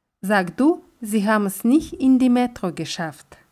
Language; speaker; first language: German; non-native, fluent; Russian